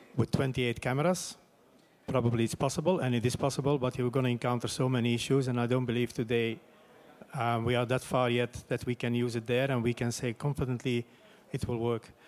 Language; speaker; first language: English; non-native, fluent; Dutch